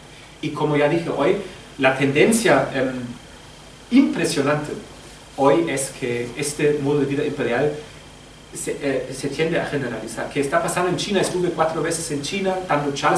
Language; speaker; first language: Spanish; non-native, fluent; German